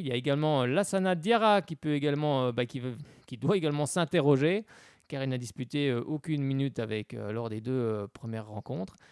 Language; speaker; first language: French; native; French